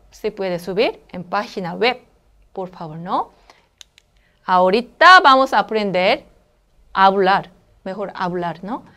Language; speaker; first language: Spanish; non-native, learner; Korean